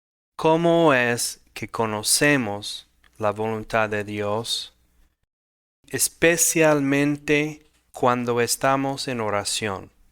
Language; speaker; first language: Spanish; non-native, fluent; English